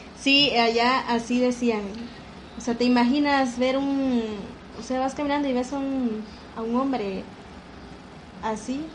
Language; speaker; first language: Spanish; native; Spanish